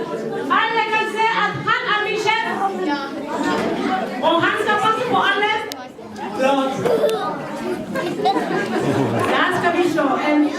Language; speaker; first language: Swedish; non-native, fluent; Somali